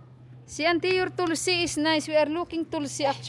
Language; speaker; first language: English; non-native, local second language; Filipino